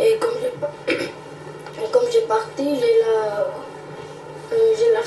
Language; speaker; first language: French; non-native, learner; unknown